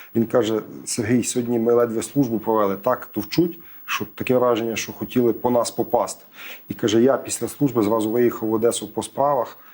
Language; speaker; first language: Ukrainian; native; Ukrainian